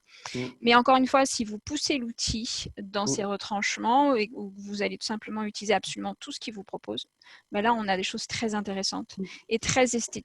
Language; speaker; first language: French; native; French